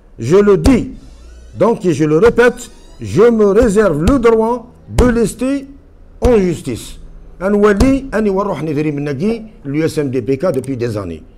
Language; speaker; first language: French; non-native, local second language; Kabyle